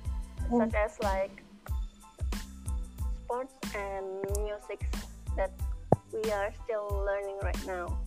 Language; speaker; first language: English; non-native, learner; Indonesian